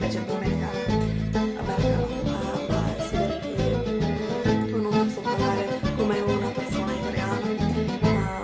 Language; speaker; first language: Italian; non-native, learner; English